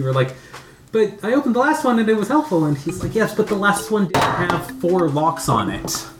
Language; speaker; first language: English; native; English